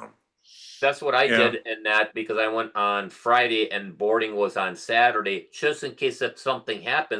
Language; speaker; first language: English; native; English